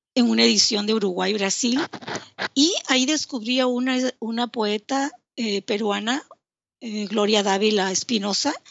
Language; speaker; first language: Spanish; native; Spanish